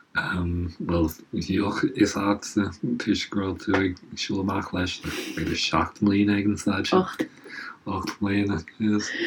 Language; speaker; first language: Irish; non-native, local second language; English